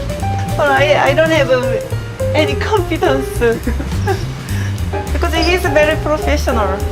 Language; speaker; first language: English; non-native, learner; Korean